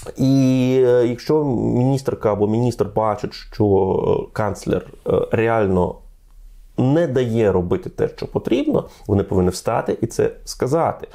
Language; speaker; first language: Ukrainian; non-native, fluent; Russian